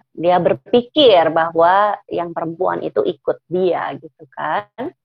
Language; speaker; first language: Indonesian; native; Indonesian